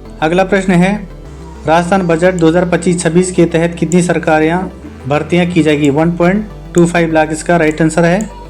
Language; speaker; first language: Hindi; native; Hindi